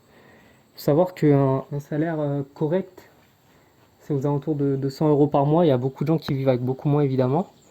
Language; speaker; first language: French; native; French